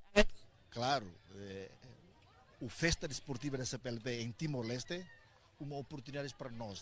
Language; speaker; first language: Portuguese; non-native, local second language; Tetum